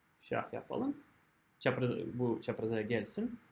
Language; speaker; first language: Turkish; non-native, fluent; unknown